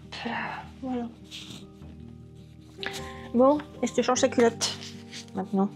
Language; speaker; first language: French; native; French